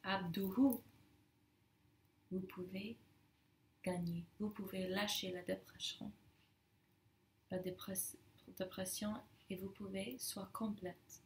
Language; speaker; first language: French; non-native, fluent; English